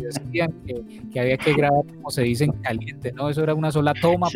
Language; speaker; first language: Spanish; native; Spanish